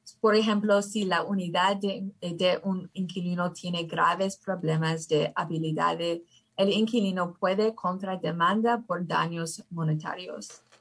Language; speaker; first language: Spanish; early bilingual, heritage; English